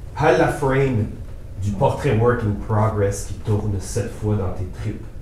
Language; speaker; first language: French; native; French